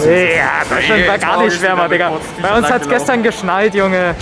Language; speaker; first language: German; native; German